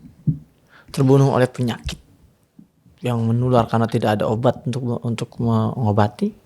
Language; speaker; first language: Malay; non-native, fluent; Arabic